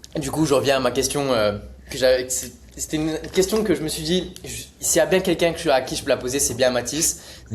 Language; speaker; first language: French; native; French